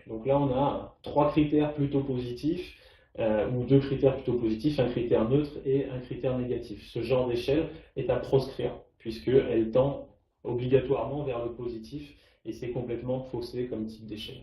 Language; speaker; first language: French; native; French